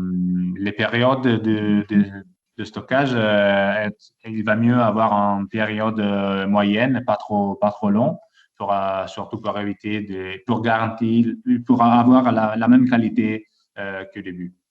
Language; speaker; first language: French; non-native, fluent; Italian